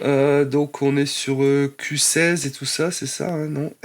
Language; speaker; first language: French; native; French